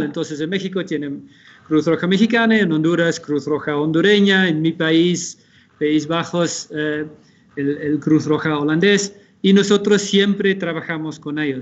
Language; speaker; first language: Spanish; non-native, fluent; Dutch